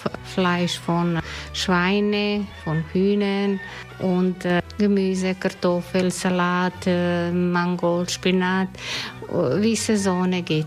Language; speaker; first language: German; non-native, learner; Croatian